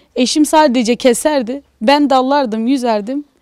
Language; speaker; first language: Turkish; native; Turkish